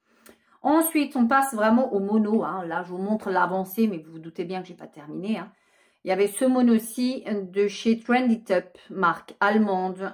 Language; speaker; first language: French; native; French